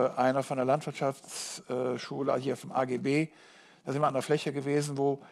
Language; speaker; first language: German; native; German